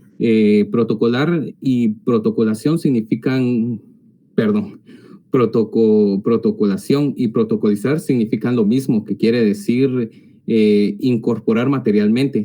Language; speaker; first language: Spanish; native; Spanish